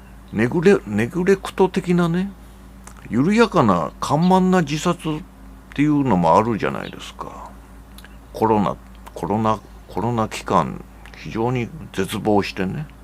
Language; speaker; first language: Japanese; native; Japanese